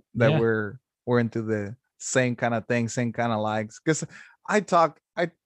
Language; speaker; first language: English; non-native, fluent; Spanish